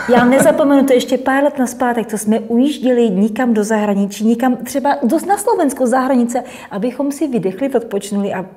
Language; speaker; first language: Czech; native; Czech